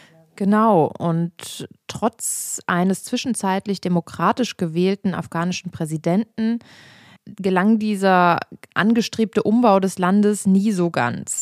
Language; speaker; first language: German; native; German